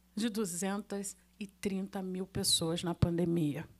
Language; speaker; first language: Portuguese; native; Portuguese